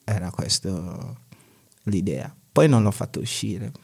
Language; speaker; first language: Italian; non-native, fluent; Akan